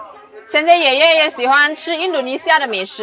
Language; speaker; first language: Chinese; non-native, fluent; Indonesian